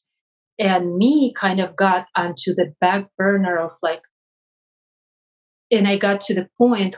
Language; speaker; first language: English; non-native, fluent; Russian